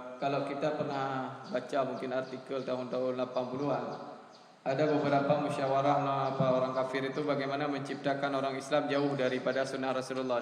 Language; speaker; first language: Malay; non-native, local second language; Achinese